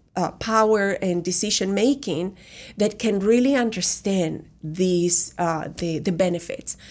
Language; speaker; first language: English; non-native, fluent; Spanish